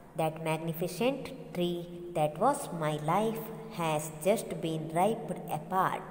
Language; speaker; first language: English; non-native, local second language; Kannada